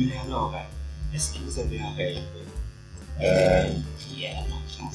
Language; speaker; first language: French; non-native, fluent; Portuguese